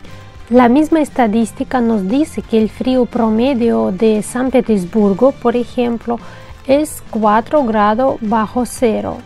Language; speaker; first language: Spanish; non-native, fluent; Russian